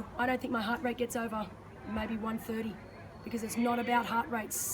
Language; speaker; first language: English; native; English